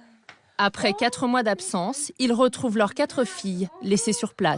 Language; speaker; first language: French; native; French